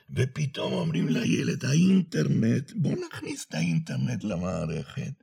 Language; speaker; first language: Hebrew; non-native, fluent; Spanish